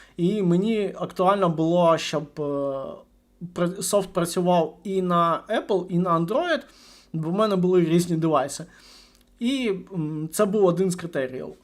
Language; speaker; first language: Ukrainian; non-native, local second language; Russian